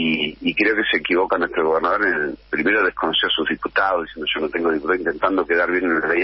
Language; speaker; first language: Spanish; native; Spanish